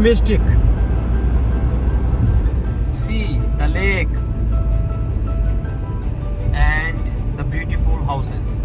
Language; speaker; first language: English; non-native, local second language; Hindi